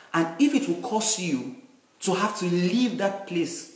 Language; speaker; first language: English; non-native, local second language; Yoruba